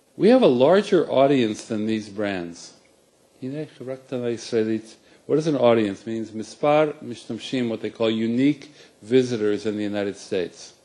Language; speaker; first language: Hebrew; non-native, fluent; English